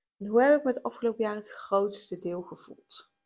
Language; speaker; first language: Dutch; native; Dutch